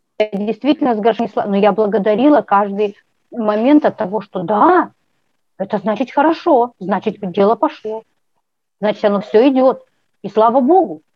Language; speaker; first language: Russian; native; Russian